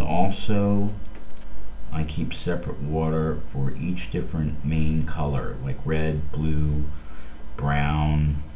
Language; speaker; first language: English; native; English